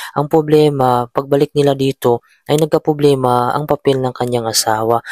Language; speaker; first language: Filipino; native; Filipino